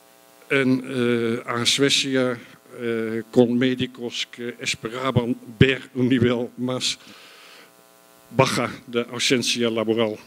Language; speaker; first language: Spanish; non-native, fluent; Dutch